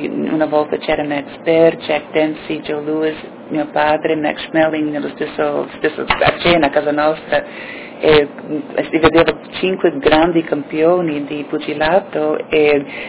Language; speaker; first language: Italian; early bilingual, heritage; Italian